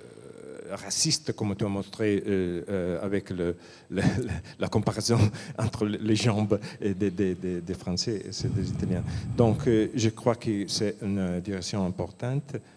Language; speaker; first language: French; non-native, fluent; Italian